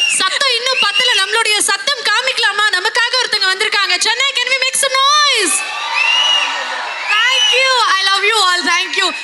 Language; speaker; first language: Tamil; non-native, local second language; Kannada